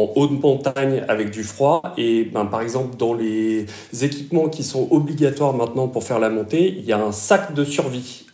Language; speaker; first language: French; native; French